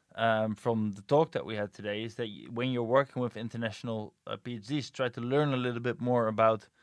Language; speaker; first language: English; non-native, fluent; Dutch